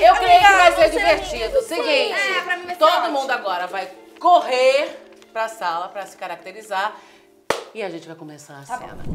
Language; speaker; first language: Portuguese; native; Portuguese